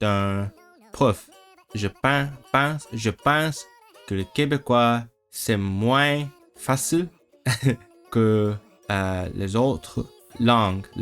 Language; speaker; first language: French; non-native, learner; Cantonese